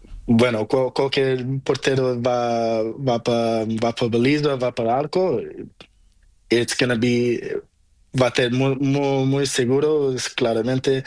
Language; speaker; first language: Spanish; non-native, learner; Portuguese